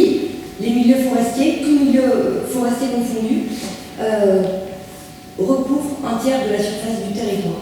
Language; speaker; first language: French; native; French